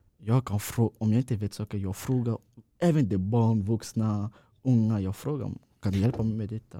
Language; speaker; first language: Swedish; non-native, fluent; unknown